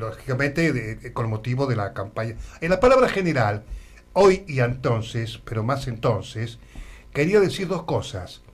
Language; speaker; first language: Spanish; native; Spanish